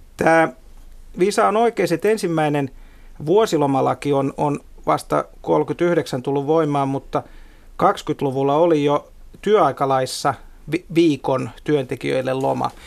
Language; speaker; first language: Finnish; native; Finnish